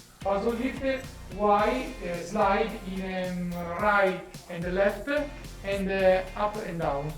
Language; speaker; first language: English; non-native, learner; Italian